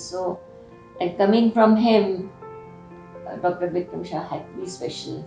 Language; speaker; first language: English; non-native, local second language; Hindi